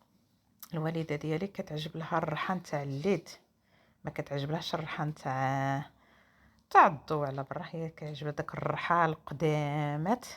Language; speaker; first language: Arabic; native; Arabic